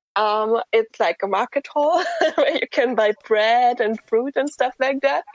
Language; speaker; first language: English; non-native, fluent; German